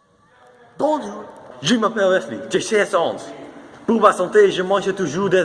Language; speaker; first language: French; non-native, learner; Dutch